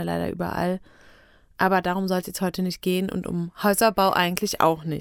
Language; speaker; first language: German; native; German